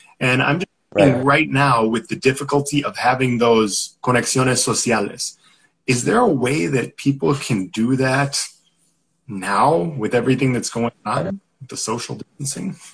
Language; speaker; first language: English; native; English